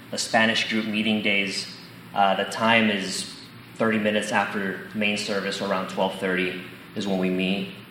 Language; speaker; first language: English; early bilingual, other home language; Spanish